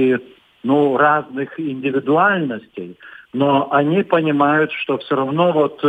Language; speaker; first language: Russian; non-native, fluent; Lithuanian